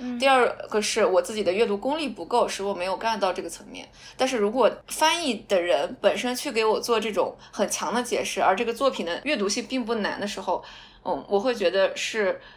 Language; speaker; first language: Chinese; non-native, local second language; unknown